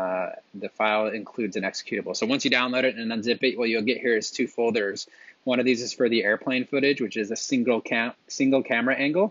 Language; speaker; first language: English; native; English